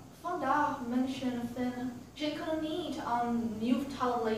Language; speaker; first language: Dutch; non-native, learner; Portuguese